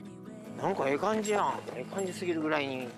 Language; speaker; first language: Japanese; native; Japanese